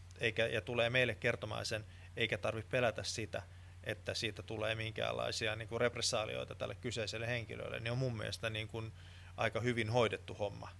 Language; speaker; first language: Finnish; non-native, local second language; Swedish